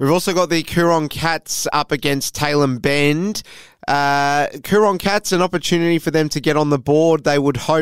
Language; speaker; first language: English; native; English